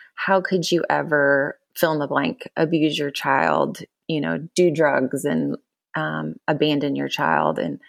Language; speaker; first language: English; native; English